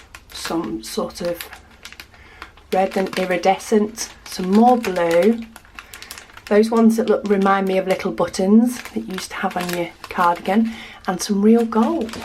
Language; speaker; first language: English; native; English